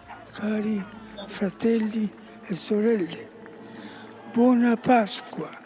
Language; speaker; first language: Italian; non-native, fluent; Spanish